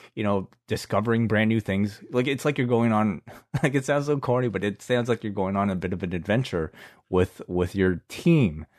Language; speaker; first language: English; non-native, local second language; Cantonese